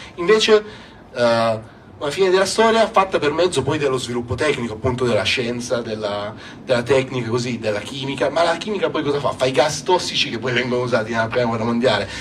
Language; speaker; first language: Italian; native; Italian